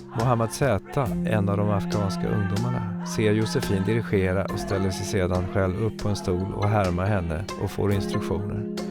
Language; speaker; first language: Swedish; native; Swedish